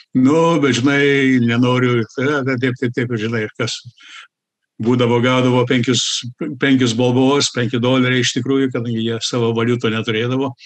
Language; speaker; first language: Lithuanian; early bilingual, heritage; Lithuanian